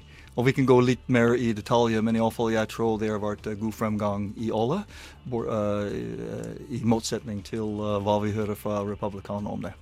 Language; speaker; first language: Norwegian; non-native, learner; English